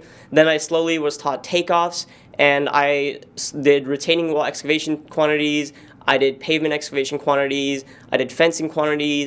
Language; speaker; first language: English; native; English